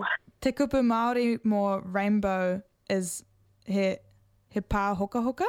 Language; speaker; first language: English; native; English